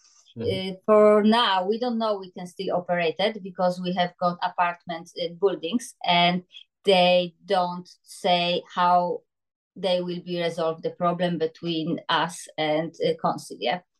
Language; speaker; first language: English; non-native, learner; Polish